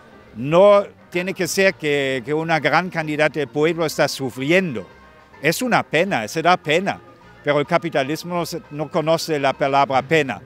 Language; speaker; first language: Spanish; non-native, fluent; German